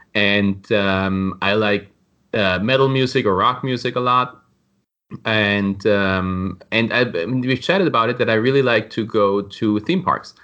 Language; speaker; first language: English; non-native, fluent; German